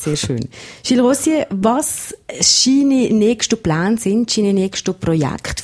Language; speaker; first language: German; native; German